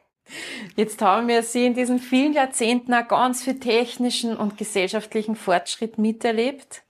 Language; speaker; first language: German; native; German